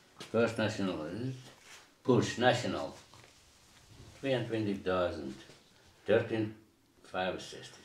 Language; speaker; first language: English; non-native, learner; Dutch